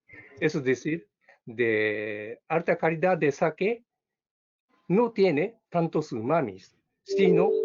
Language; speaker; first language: Spanish; non-native, learner; Japanese